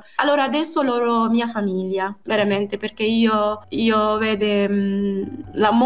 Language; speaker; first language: Italian; non-native, learner; Arabic